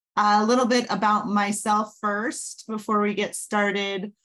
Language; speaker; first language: English; native; English